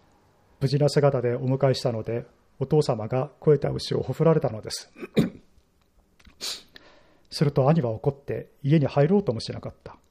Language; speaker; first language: Japanese; native; Japanese